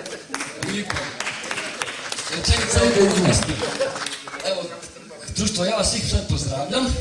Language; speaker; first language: Croatian; native; Croatian